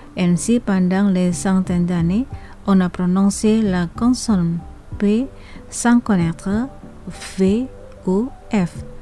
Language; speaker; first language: French; non-native, fluent; Indonesian